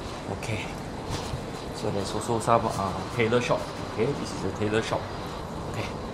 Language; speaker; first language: English; non-native, local second language; Chinese